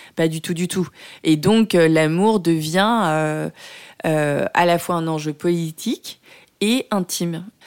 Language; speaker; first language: French; early bilingual, other home language; Vietnamese